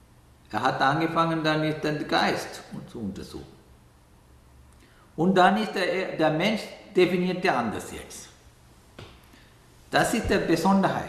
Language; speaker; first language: German; non-native, learner; Sinhala